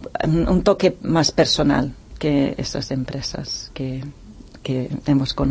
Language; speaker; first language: Spanish; non-native, fluent; English